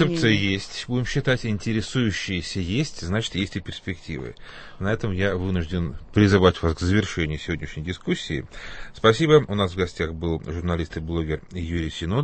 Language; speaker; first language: Russian; native; Russian